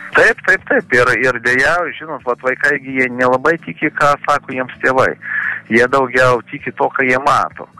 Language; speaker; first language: Lithuanian; early bilingual, heritage; Lithuanian